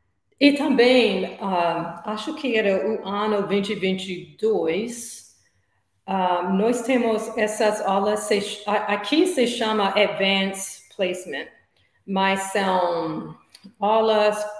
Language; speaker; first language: Portuguese; non-native, learner; English